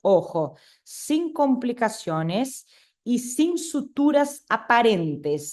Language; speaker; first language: Spanish; non-native, fluent; Portuguese